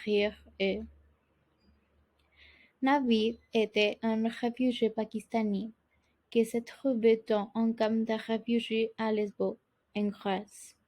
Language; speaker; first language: French; non-native, learner; Spanish